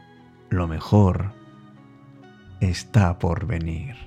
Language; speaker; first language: Spanish; native; Spanish